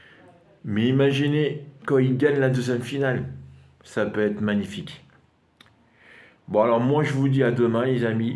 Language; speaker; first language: French; non-native, fluent; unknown